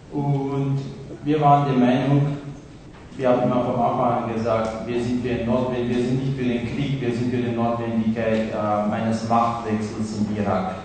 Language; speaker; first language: German; non-native, fluent; Kurdish